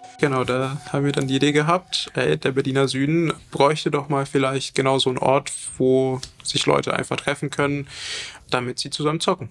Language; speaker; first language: German; early bilingual, other home language; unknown